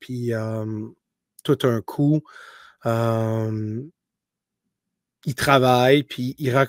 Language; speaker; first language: French; native; French